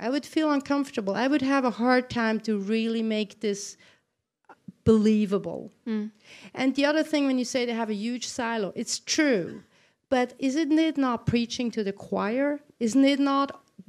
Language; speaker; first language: English; non-native, fluent; German